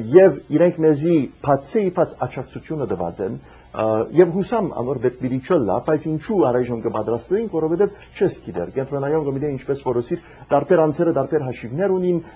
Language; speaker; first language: Armenian; early bilingual, heritage; Armenian